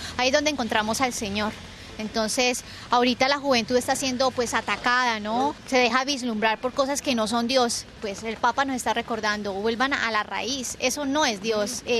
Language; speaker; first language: Spanish; native; Spanish